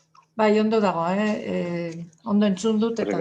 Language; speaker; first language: Basque; non-native, local second language; Spanish